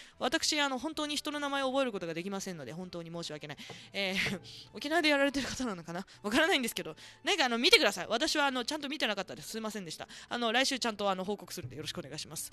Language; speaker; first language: Japanese; native; Japanese